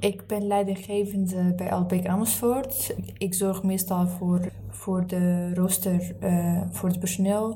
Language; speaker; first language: Dutch; early bilingual, other home language; Arabic